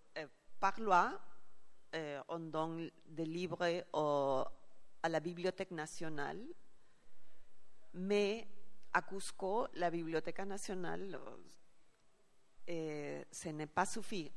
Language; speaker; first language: French; non-native, learner; Spanish